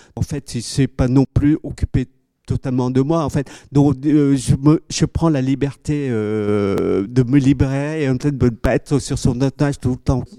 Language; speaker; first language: French; early bilingual, other home language; Khmer